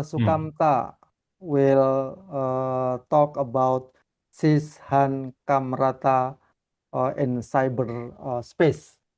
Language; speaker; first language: English; non-native, learner; Indonesian